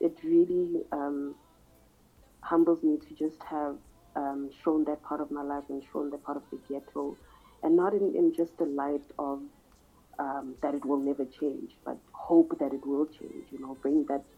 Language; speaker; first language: English; non-native, local second language; Southern Sotho